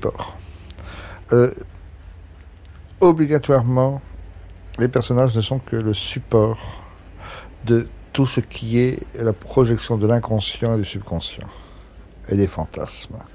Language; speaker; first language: French; native; French